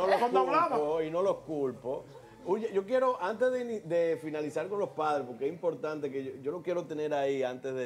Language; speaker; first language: Spanish; native; Spanish